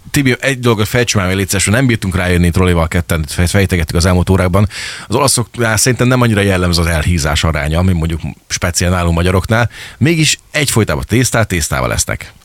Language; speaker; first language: Hungarian; native; Hungarian